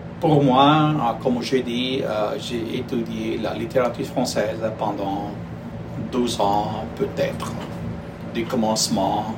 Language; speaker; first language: French; non-native, fluent; Spanish